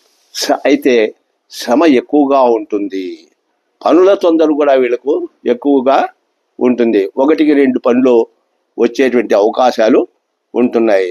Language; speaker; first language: Telugu; native; Telugu